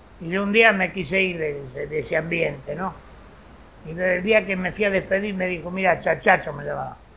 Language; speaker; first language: Spanish; native; Spanish